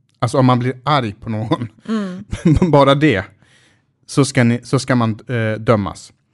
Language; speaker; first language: Swedish; early bilingual, other home language; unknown